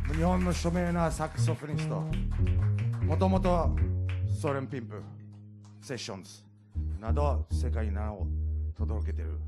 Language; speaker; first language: Japanese; native; Japanese